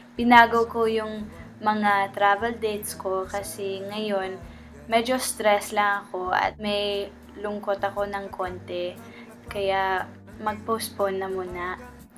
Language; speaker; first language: Filipino; early bilingual, heritage; Filipino